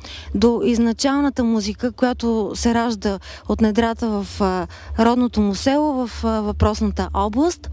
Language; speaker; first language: Bulgarian; native; Bulgarian